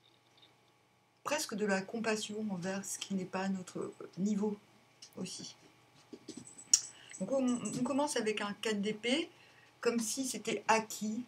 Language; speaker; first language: French; native; French